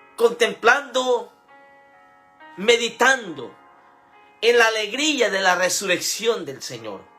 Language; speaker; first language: Spanish; native; Spanish